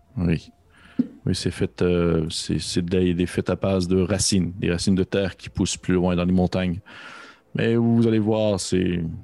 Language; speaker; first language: French; native; French